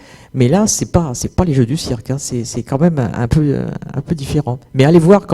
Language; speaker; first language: French; native; French